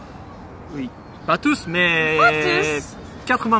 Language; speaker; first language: French; non-native, fluent; Japanese